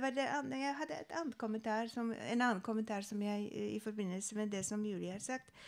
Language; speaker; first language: Norwegian; non-native, fluent; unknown